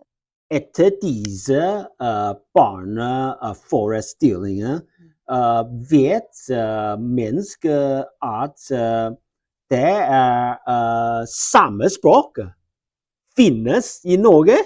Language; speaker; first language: Norwegian; non-native, learner; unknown